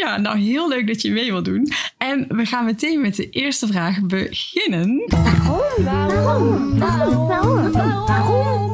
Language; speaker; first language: Dutch; native; Dutch